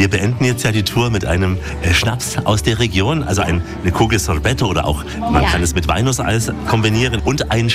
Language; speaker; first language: German; native; German